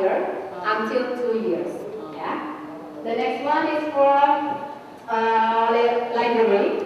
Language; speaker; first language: English; non-native, local second language; Indonesian